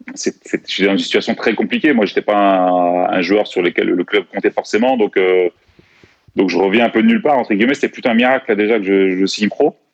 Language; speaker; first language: French; native; French